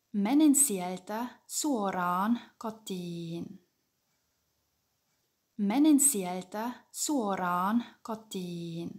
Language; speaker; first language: Finnish; non-native, fluent; German